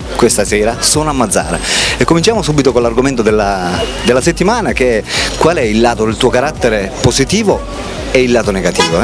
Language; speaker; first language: Italian; native; Italian